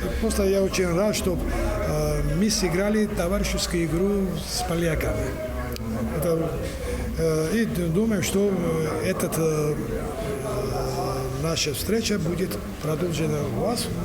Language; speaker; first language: Russian; non-native, local second language; Georgian